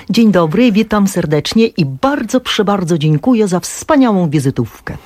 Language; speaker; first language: Polish; non-native, fluent; Russian